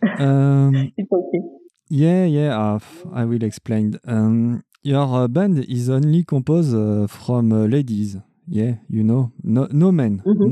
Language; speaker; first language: English; non-native, learner; French